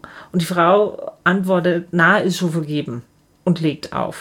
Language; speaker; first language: German; native; German